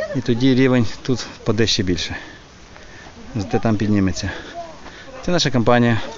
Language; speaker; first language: Ukrainian; native; Ukrainian